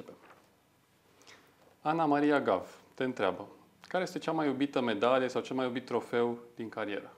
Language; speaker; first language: Romanian; native; Romanian